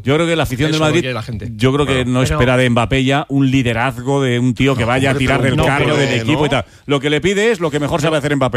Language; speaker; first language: Spanish; native; Spanish